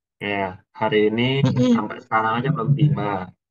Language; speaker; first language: Indonesian; native; Indonesian